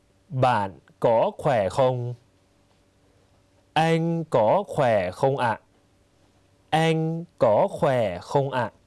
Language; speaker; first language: Vietnamese; non-native, fluent; Thai